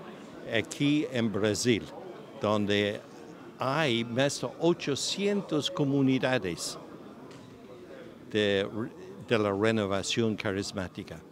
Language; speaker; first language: Spanish; non-native, fluent; English